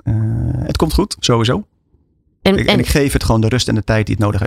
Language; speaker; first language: Dutch; native; Dutch